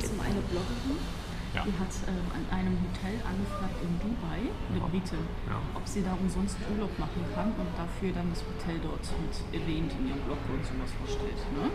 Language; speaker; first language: German; non-native, learner; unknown